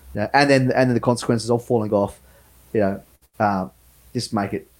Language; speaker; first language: English; native; English